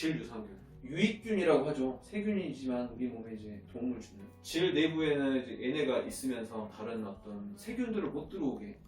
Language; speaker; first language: Korean; native; Korean